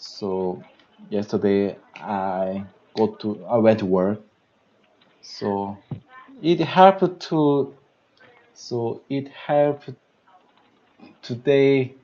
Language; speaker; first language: English; non-native, learner; Korean